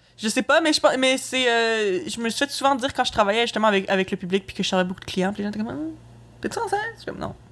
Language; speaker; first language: French; native; French